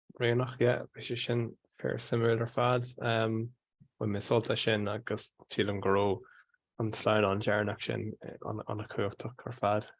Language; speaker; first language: Irish; non-native, local second language; English